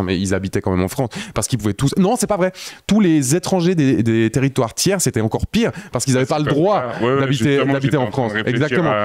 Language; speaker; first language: French; native; French